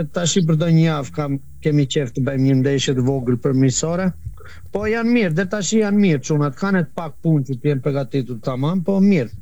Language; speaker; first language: Albanian; early bilingual, heritage; Albanian